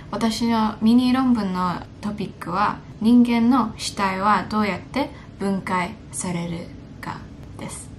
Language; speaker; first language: Japanese; non-native, fluent; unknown